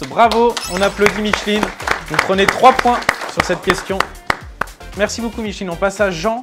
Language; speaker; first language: French; native; French